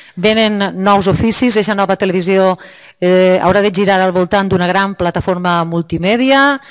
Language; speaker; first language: Catalan; native; Catalan